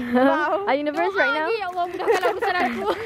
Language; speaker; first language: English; non-native, local second language; Malay